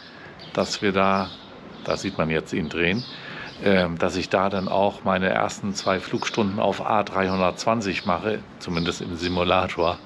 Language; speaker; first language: German; native; German